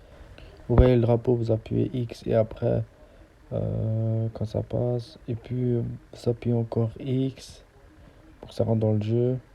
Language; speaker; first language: French; native; French